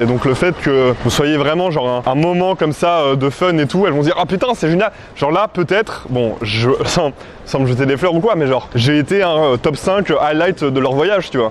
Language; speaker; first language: French; early bilingual, other home language; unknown